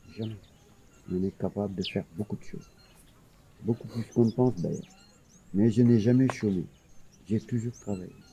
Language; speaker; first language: French; non-native, local second language; Wolof